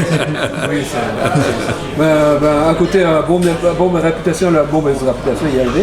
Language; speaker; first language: French; non-native, learner; Japanese